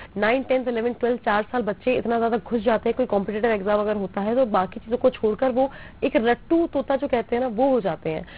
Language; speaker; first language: Hindi; native; Hindi